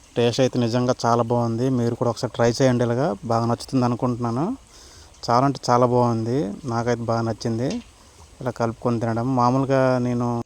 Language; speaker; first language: Telugu; non-native, local second language; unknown